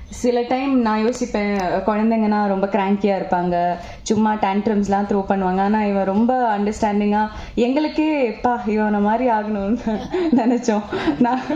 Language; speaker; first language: Tamil; non-native, local second language; Malayalam